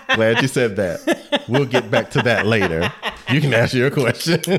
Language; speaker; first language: English; native; English